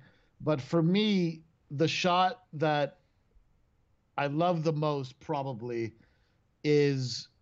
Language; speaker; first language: English; non-native, fluent; Spanish